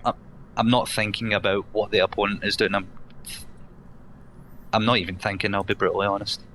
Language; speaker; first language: English; native; English